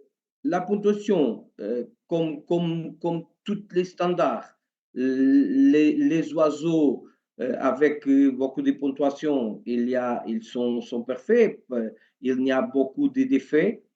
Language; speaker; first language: French; non-native, learner; Portuguese